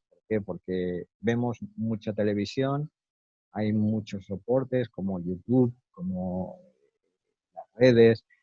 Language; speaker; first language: Spanish; native; Spanish